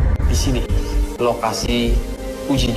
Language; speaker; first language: Indonesian; native; Indonesian